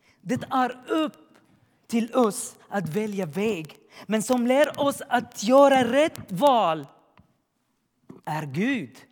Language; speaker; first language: Swedish; non-native, learner; Arabic